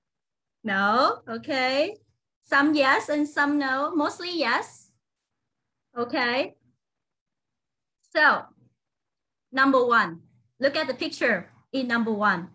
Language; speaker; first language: English; non-native, fluent; Vietnamese